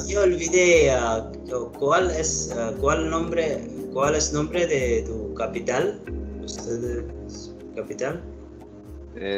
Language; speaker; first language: Spanish; non-native, learner; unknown